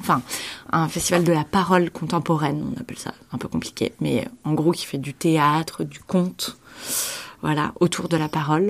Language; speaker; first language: French; native; French